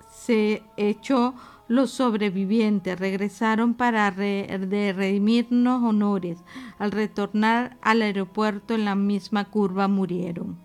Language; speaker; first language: Spanish; native; Spanish